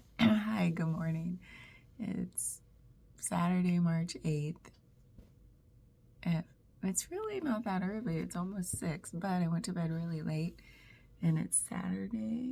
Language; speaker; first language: English; native; English